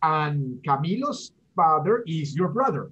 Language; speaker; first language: English; non-native, fluent; Spanish